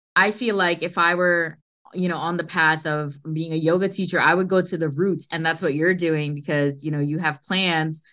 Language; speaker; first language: English; early bilingual, other home language; Hindi